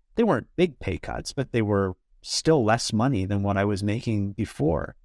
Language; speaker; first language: English; native; English